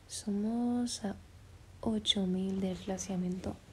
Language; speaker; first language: Spanish; early bilingual, heritage; French